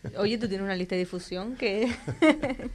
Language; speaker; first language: Spanish; native; Spanish